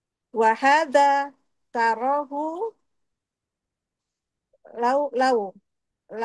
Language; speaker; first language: Arabic; non-native, learner; Indonesian